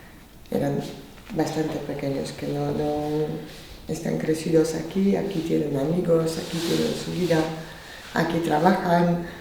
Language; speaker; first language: Spanish; non-native, fluent; Polish